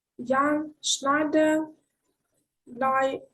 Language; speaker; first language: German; non-native, learner; Ukrainian